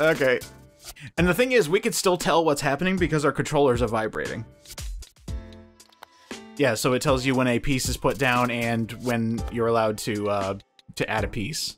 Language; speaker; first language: English; native; English